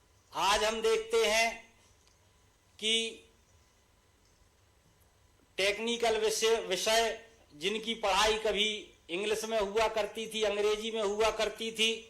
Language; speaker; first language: Hindi; native; Hindi